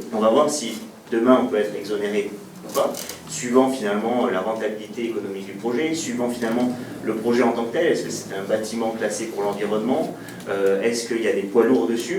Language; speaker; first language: French; native; French